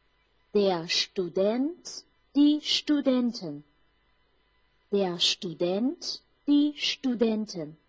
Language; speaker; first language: German; non-native, fluent; Chinese